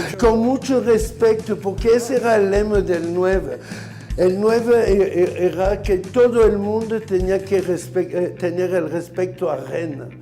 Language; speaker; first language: Spanish; non-native, fluent; French